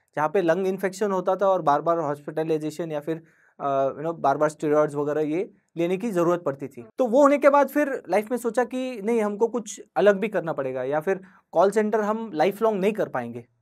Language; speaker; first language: Hindi; non-native, local second language; Marathi